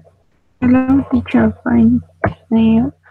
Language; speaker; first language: English; non-native, learner; Spanish